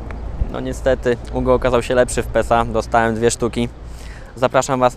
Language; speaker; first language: Polish; native; Polish